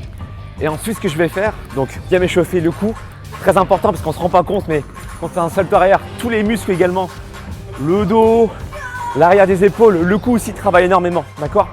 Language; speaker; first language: French; native; French